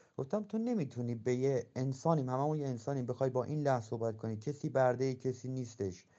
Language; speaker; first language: Persian; native; Persian